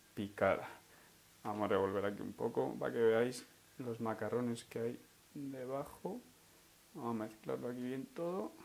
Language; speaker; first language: Spanish; native; Spanish